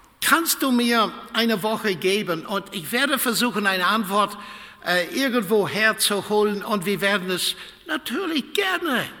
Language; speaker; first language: German; non-native, fluent; English